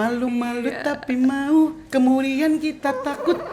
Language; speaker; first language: Indonesian; native; Indonesian